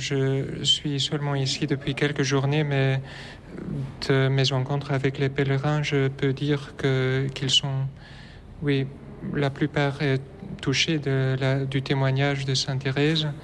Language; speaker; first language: French; non-native, local second language; Dutch